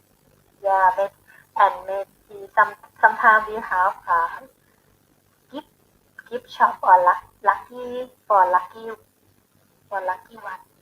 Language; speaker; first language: English; non-native, learner; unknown